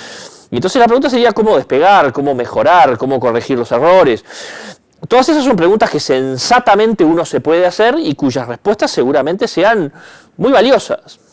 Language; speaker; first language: Spanish; native; Spanish